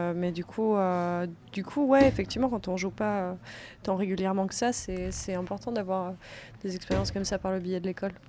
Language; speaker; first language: French; native; French